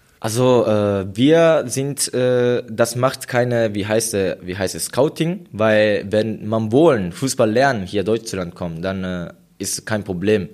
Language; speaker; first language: German; non-native, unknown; Japanese